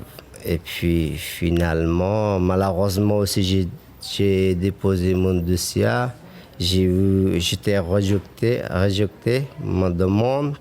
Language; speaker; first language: French; non-native, fluent; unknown